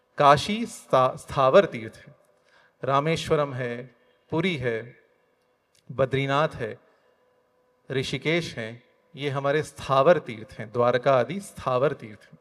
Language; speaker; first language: Hindi; native; Hindi